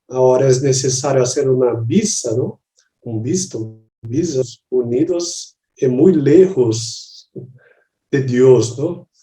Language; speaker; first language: Spanish; non-native, learner; Portuguese